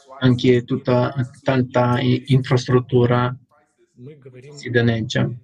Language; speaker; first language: Italian; non-native, learner; Russian